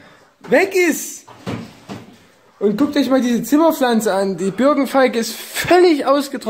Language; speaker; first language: German; native; German